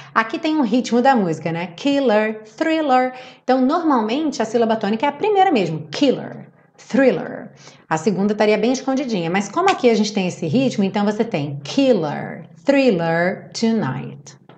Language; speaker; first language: Portuguese; native; Portuguese